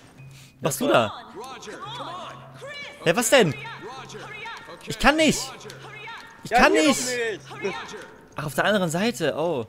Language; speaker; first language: German; native; German